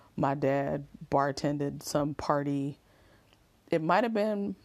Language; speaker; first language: English; native; English